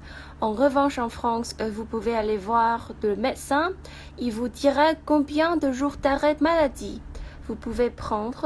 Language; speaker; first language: French; non-native, fluent; Vietnamese